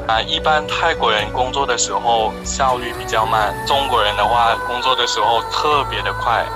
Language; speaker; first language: Chinese; non-native, fluent; Thai